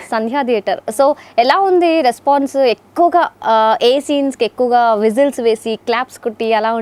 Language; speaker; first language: Telugu; native; Telugu